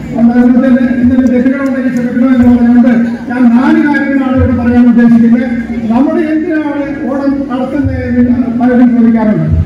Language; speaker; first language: Malayalam; early bilingual, heritage; Malayalam